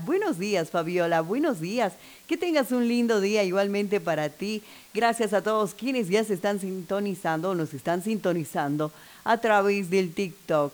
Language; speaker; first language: Spanish; native; Spanish